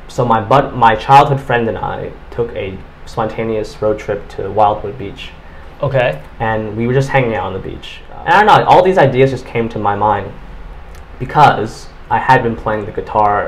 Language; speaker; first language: English; native; English